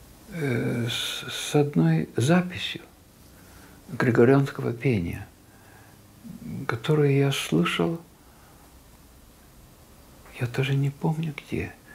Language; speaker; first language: Russian; non-native, local second language; Estonian